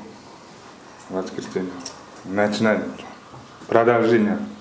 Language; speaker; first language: Russian; non-native, learner; Kyrgyz